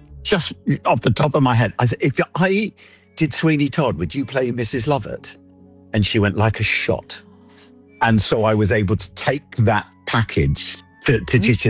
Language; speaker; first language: English; native; English